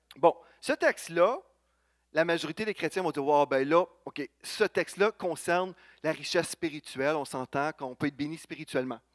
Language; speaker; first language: French; native; French